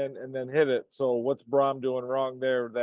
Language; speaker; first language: English; native; English